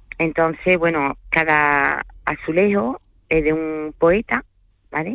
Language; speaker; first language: Spanish; early bilingual, other home language; French